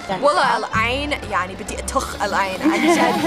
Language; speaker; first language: Arabic; non-native, learner; English